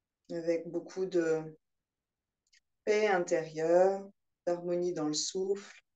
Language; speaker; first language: French; native; French